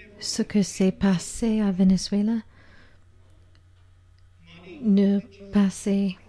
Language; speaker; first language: French; non-native, learner; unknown